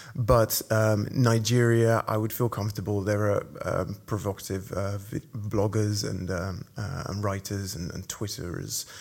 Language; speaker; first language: English; native; English